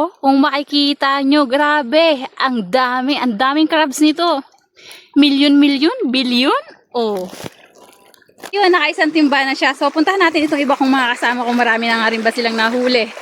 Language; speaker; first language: Filipino; native; Filipino